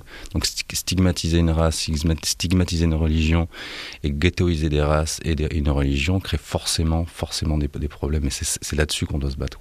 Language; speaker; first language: French; native; French